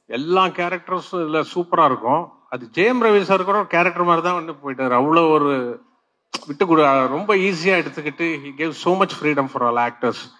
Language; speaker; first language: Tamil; non-native, local second language; Telugu